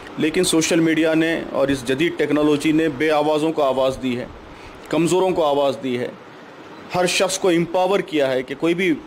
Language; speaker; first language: Urdu; native; Urdu